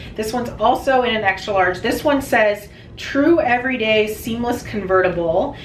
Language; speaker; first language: English; native; English